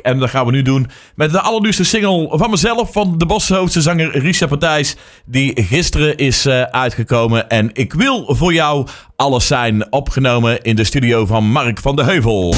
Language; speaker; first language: Dutch; native; Dutch